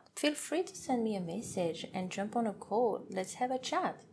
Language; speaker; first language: English; non-native, fluent; French